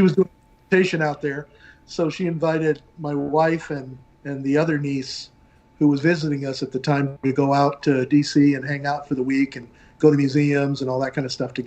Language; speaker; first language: English; native; English